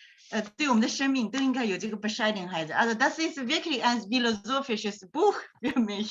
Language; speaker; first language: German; non-native, fluent; Chinese